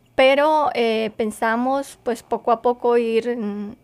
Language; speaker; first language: Spanish; native; Spanish